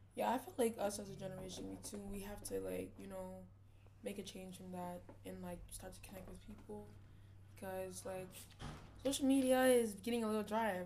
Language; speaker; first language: English; native; English